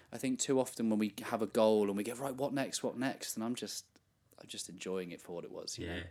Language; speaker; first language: English; native; English